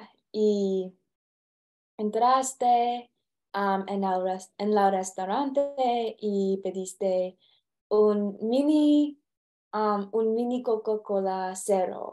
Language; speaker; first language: Spanish; non-native, learner; English